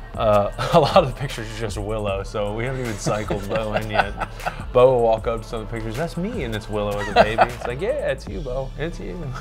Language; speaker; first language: English; native; English